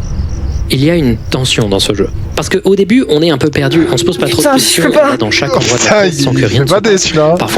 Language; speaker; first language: French; native; French